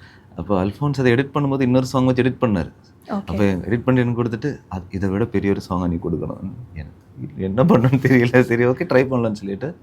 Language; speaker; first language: Tamil; early bilingual, heritage; Tamil